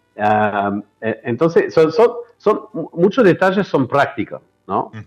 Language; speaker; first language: Spanish; non-native, fluent; French